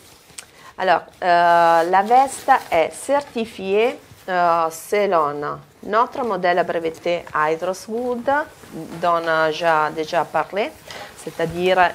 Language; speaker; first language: French; non-native, fluent; Italian